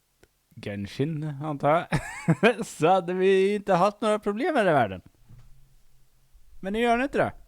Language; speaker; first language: Swedish; native; Swedish